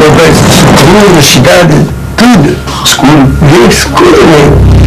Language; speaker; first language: Portuguese; non-native, learner; Japanese